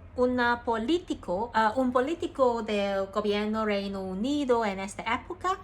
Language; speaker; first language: Spanish; non-native, learner; Cantonese